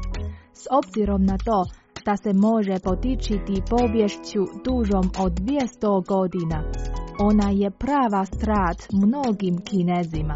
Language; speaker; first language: Croatian; native; Croatian